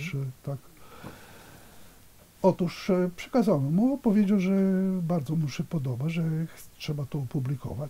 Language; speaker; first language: Polish; non-native, fluent; Italian